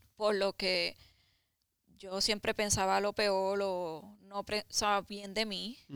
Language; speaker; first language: Spanish; native; Spanish